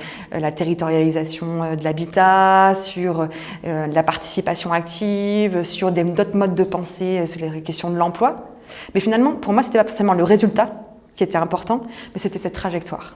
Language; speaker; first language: French; native; French